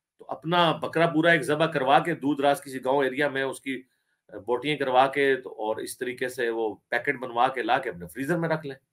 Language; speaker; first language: Urdu; non-native, local second language; Punjabi